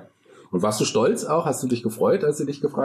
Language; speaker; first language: German; native; German